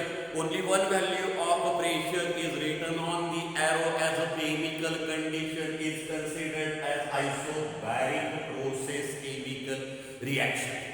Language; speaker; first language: English; non-native, local second language; Marathi